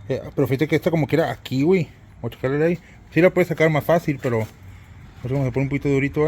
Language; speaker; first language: Spanish; early bilingual, other home language; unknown